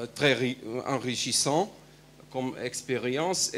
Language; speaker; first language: French; non-native, fluent; Macedonian